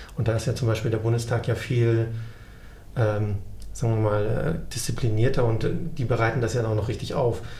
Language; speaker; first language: German; native; German